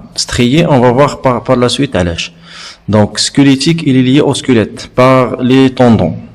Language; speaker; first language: French; non-native, local second language; Arabic